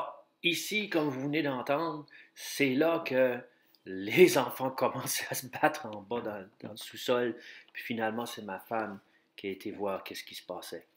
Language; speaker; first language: French; native; French